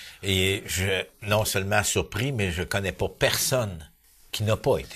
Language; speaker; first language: French; native; French